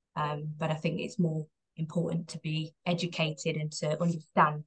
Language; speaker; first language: English; native; English